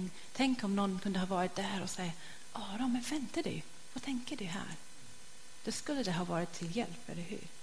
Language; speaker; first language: Swedish; non-native, fluent; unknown